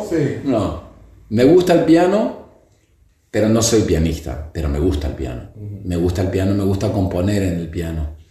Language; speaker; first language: Spanish; native; Spanish